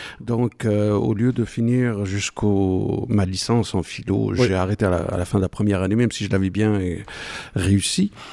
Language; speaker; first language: French; non-native, local second language; Arabic